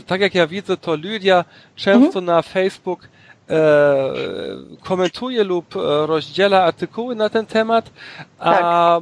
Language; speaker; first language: Polish; early bilingual, other home language; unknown